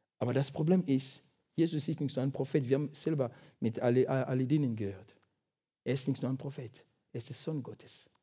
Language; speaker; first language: German; non-native, fluent; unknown